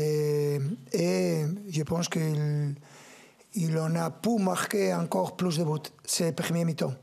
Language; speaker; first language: French; non-native, fluent; Spanish